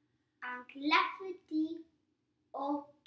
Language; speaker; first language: French; early bilingual, heritage; French